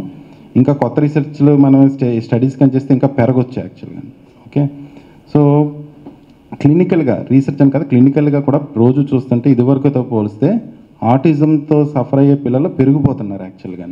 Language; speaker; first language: Telugu; native; Telugu